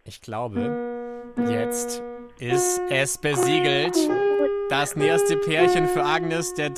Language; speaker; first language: German; native; German